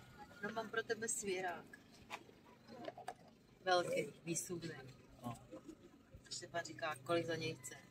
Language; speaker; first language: Czech; native; Czech